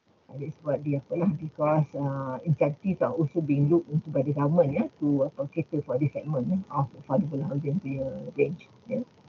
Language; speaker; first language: English; non-native, local second language; Malay